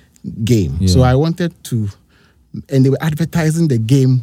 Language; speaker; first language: English; non-native, local second language; Akan